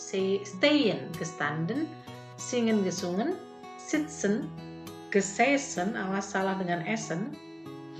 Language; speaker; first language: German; non-native, fluent; Indonesian